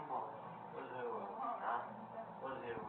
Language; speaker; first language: English; non-native, learner; Chinese